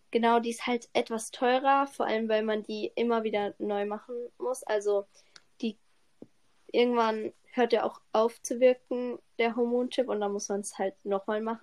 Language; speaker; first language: German; native; German